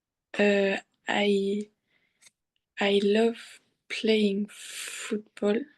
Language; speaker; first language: English; non-native, learner; French